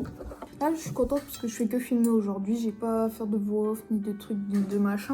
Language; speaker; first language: French; native; French